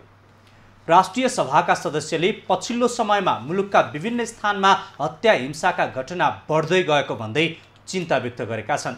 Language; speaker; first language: Nepali; native; Nepali